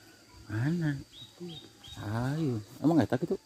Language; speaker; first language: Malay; non-native, local second language; Sundanese